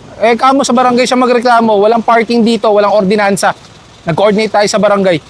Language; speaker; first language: Filipino; native; Filipino